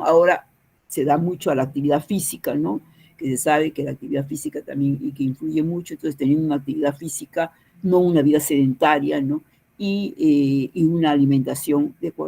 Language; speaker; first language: Spanish; native; Spanish